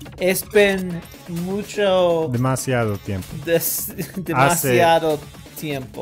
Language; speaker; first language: Spanish; non-native, learner; English